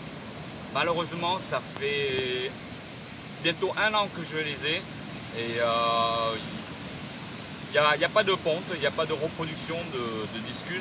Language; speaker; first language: French; early bilingual, other home language; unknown